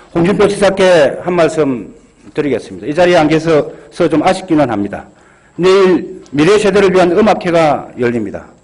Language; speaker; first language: Korean; native; Korean